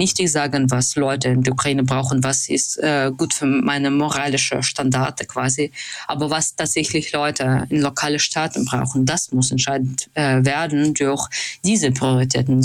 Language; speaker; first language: German; non-native, fluent; Russian